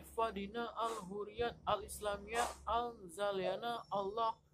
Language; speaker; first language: Arabic; non-native, learner; Indonesian